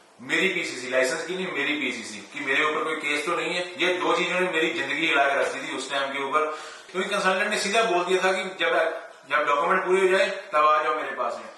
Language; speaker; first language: Hindi; non-native, local second language; Punjabi